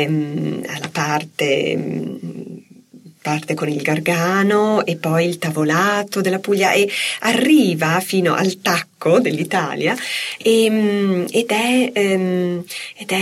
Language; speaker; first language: Italian; native; Italian